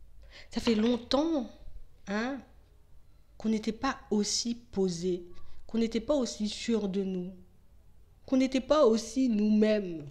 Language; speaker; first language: French; native; French